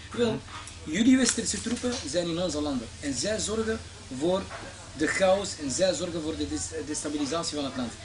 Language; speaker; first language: Dutch; early bilingual, other home language; Arabic